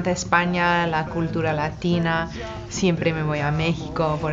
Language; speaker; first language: Spanish; non-native, fluent; English